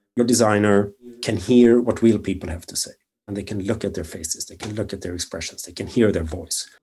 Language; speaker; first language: English; non-native, fluent; Swedish